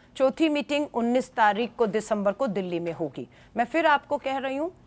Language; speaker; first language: Hindi; native; Hindi